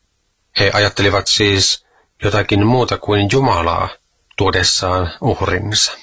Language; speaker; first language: Finnish; native; Finnish